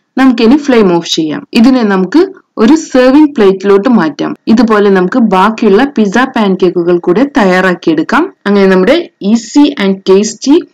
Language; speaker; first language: Malayalam; native; Malayalam